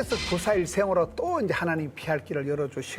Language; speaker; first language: Korean; native; Korean